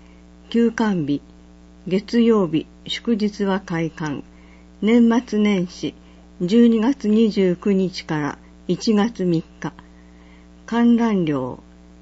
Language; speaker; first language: Japanese; native; Japanese